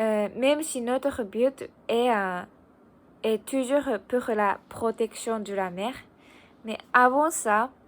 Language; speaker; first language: French; non-native, learner; Japanese